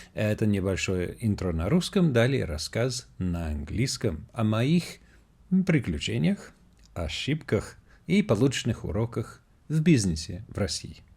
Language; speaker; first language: Russian; non-native, fluent; English